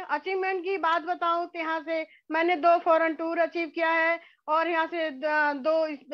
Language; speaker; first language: Hindi; native; Hindi